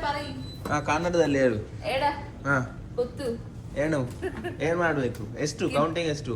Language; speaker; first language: Kannada; native; Kannada